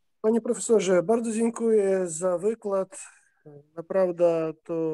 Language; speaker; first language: Polish; non-native, fluent; Ukrainian